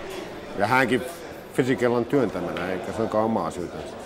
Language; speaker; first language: Finnish; native; Finnish